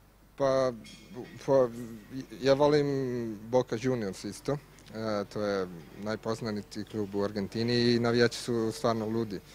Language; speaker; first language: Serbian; non-native, learner; Italian